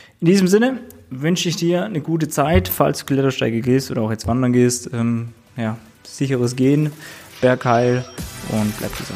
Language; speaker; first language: German; native; German